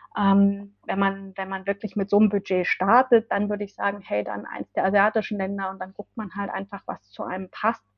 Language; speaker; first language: German; native; German